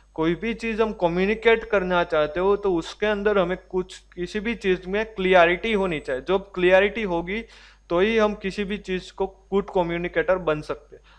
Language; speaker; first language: Hindi; non-native, local second language; Gujarati